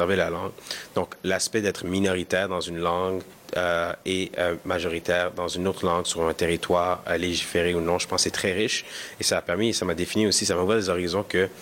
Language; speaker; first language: French; early bilingual, other home language; Kinyarwanda